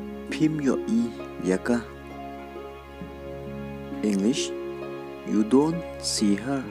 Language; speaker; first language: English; non-native, local second language; Khasi